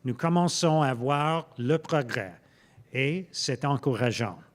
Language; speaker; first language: French; non-native, local second language; English